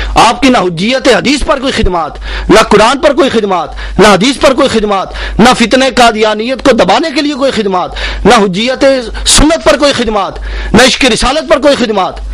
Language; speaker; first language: Urdu; native; Urdu